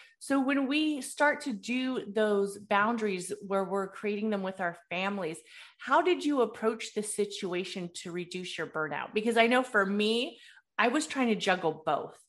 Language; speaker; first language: English; early bilingual, other home language; Spanish